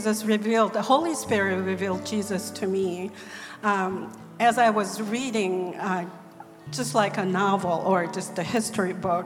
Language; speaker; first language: English; non-native, fluent; Korean